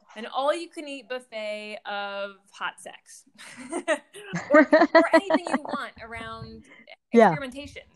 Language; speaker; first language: English; native; English